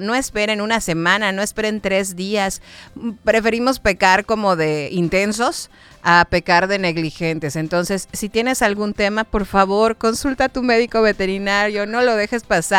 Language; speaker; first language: Spanish; native; Spanish